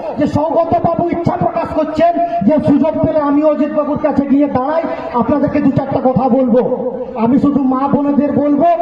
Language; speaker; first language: Bangla; non-native, local second language; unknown